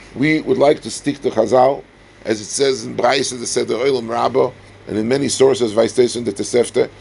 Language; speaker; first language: English; native; English